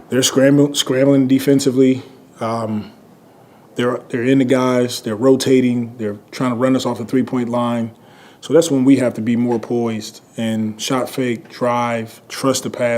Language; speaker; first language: English; native; English